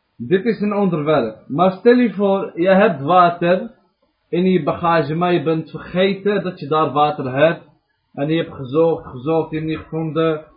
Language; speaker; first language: Dutch; early bilingual, other home language; Arabic